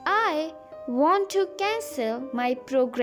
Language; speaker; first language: English; non-native, local second language; Hindi